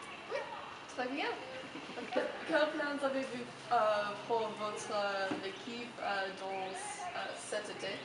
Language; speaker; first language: French; non-native, learner; English